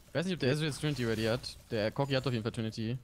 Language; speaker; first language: German; native; German